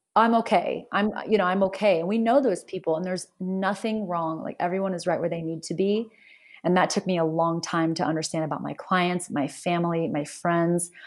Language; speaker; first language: English; native; English